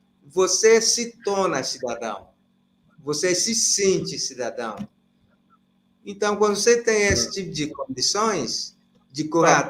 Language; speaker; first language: Portuguese; non-native, fluent; Igbo